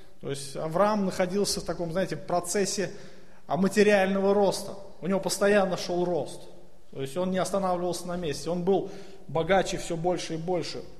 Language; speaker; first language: Russian; native; Russian